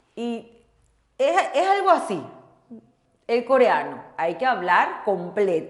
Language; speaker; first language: Spanish; non-native, local second language; Korean